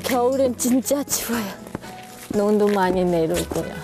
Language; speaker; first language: Korean; non-native, fluent; Khmer